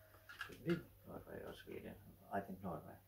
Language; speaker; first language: English; non-native, learner; Finnish